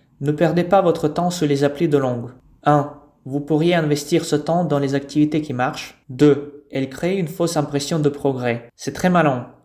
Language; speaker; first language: French; non-native, fluent; Russian